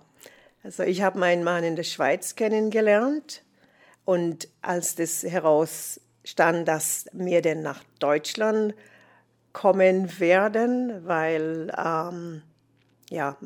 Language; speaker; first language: German; non-native, fluent; English